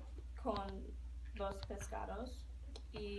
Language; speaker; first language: Spanish; non-native, learner; English